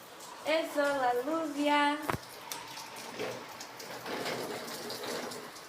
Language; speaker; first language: Spanish; non-native, learner; Portuguese